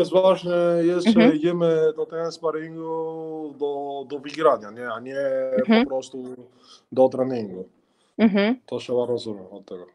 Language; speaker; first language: Polish; non-native, learner; Spanish